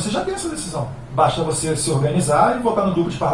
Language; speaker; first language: Portuguese; native; Portuguese